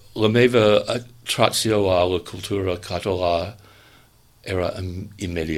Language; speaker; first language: Catalan; non-native, learner; English